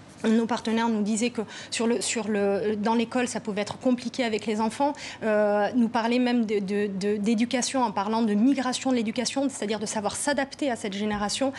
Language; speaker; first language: French; native; French